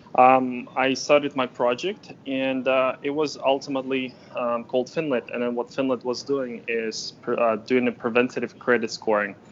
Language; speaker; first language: English; non-native, fluent; Ukrainian